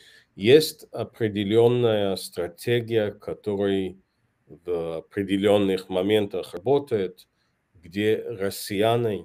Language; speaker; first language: Russian; non-native, fluent; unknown